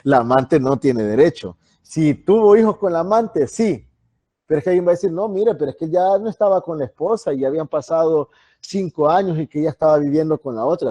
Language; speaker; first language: Spanish; native; Spanish